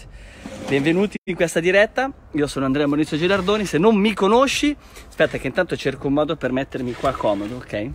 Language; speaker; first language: Italian; native; Italian